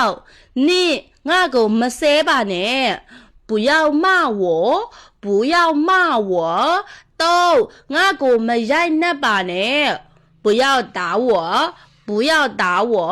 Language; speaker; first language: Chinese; non-native, fluent; Burmese